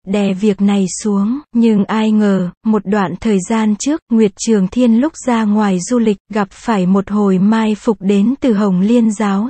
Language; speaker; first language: Vietnamese; native; Vietnamese